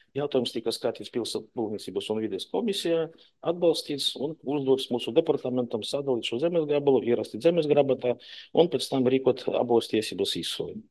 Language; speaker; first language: Latvian; non-native, local second language; Russian